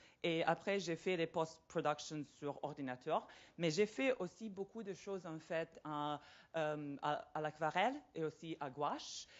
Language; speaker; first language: French; non-native, fluent; Serbian